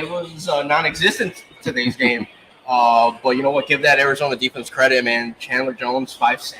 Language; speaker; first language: English; native; English